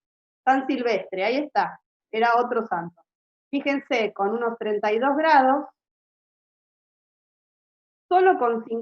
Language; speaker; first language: Spanish; native; Spanish